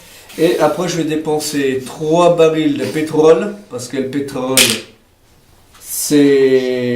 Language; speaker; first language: French; native; French